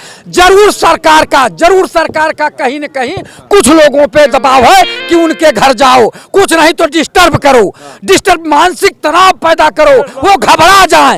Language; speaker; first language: Hindi; native; Hindi